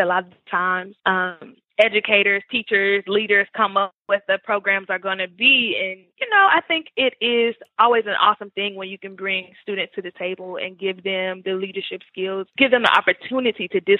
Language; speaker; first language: English; native; English